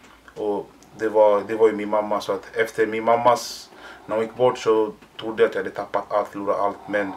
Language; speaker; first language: Swedish; early bilingual, other home language; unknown